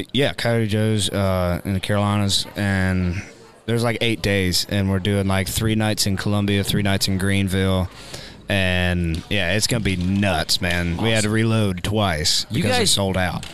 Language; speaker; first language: English; native; English